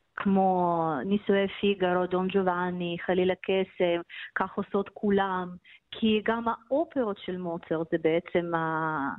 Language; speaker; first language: Hebrew; non-native, fluent; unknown